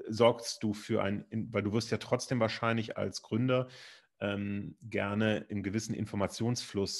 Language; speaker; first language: German; native; German